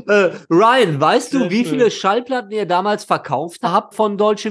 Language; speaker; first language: German; native; German